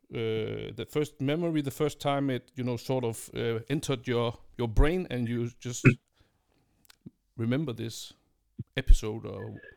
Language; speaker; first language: English; non-native, fluent; Danish